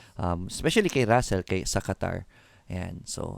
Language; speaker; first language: Filipino; native; Filipino